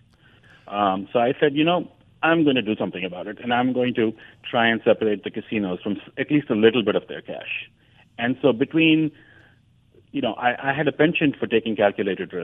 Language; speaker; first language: English; non-native, local second language; Hindi